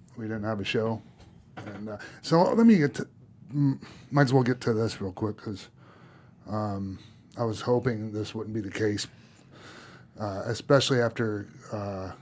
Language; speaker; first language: English; native; English